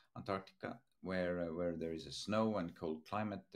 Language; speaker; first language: English; non-native, fluent; Estonian